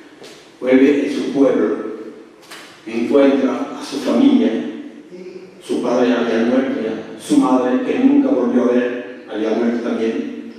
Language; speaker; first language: Spanish; early bilingual, heritage; French